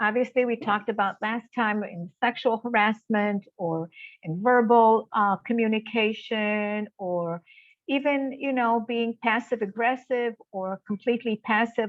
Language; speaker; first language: English; non-native, fluent; Hebrew